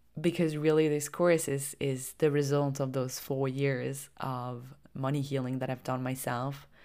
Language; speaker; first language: English; non-native, fluent; French